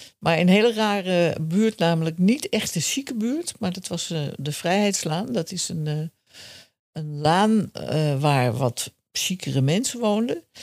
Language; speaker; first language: Dutch; native; Dutch